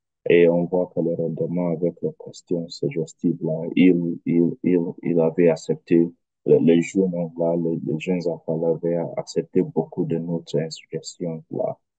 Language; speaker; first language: French; non-native, learner; English